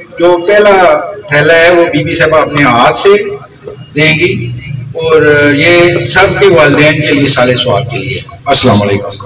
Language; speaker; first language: Urdu; non-native, local second language; Punjabi